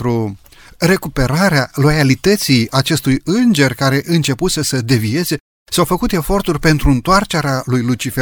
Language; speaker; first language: Romanian; native; Romanian